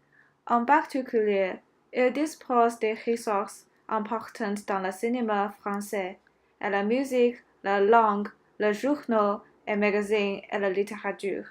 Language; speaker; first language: French; non-native, learner; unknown